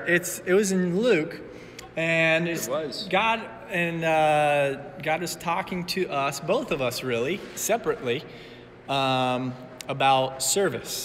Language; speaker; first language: English; native; English